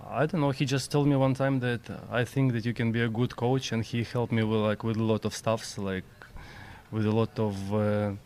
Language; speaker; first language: English; non-native, learner; Ukrainian